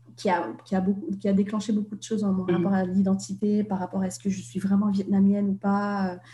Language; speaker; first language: French; non-native, fluent; Vietnamese